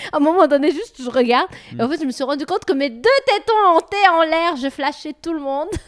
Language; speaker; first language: French; native; French